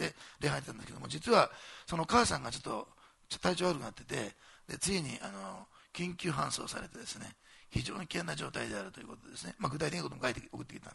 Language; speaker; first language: Japanese; native; Japanese